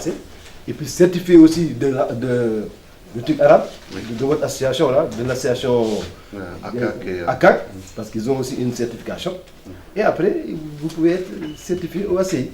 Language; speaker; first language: French; non-native, local second language; Wolof